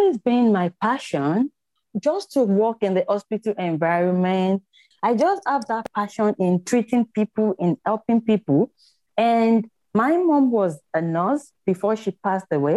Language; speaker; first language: English; non-native, local second language; Yoruba